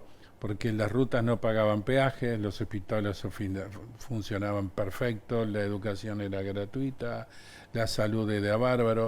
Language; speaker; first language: Spanish; native; Spanish